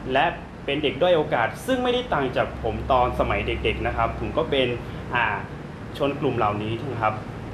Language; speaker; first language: Thai; non-native, local second language; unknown